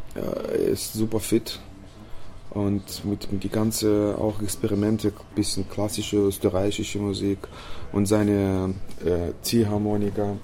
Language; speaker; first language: German; non-native, fluent; Romanian